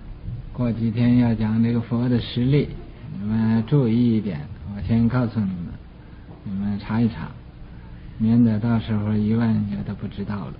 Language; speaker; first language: Chinese; native; Chinese